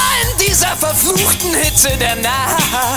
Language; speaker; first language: German; native; German